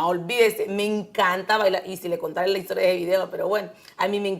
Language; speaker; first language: Spanish; native; Spanish